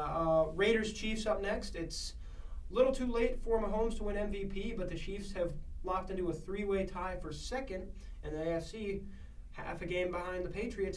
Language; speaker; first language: English; native; English